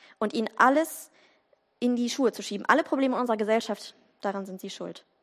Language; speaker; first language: German; native; German